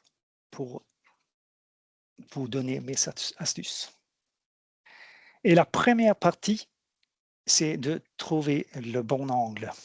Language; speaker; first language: French; non-native, fluent; Swedish